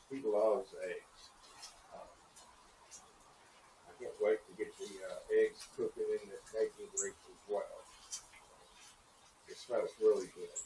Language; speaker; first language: English; native; English